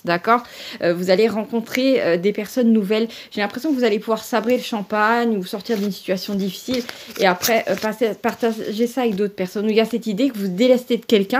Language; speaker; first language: French; native; French